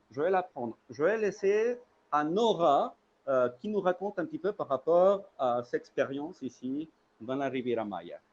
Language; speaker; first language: French; early bilingual, heritage; French